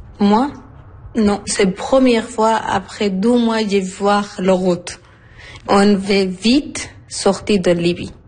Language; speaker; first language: French; non-native, learner; Arabic